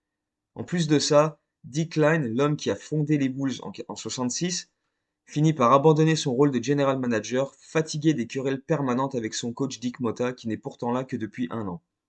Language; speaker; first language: French; native; French